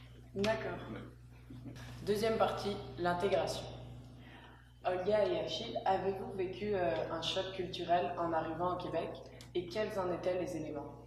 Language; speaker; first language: French; native; French